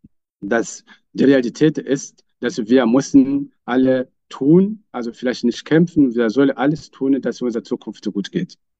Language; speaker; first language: German; non-native, fluent; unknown